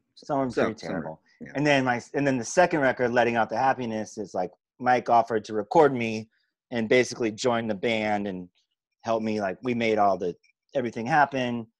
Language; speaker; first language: English; native; English